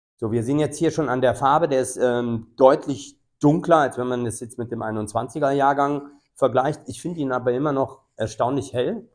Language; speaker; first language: German; native; German